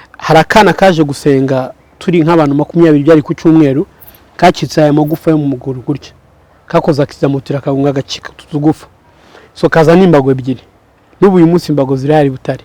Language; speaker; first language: Kinyarwanda; early bilingual, heritage; Kinyarwanda